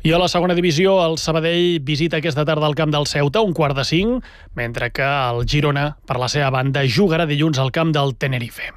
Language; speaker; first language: Catalan; native; Catalan